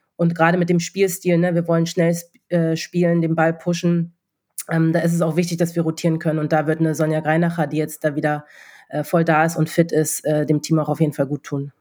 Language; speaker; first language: German; native; German